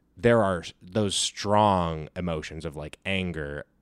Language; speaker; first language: English; native; English